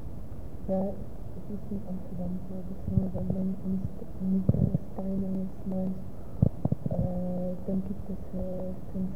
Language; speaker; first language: German; non-native, learner; Dutch